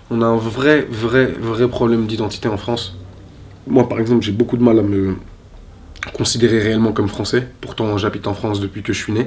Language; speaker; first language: French; native; French